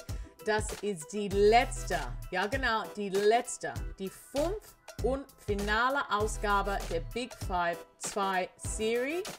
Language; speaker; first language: German; non-native, learner; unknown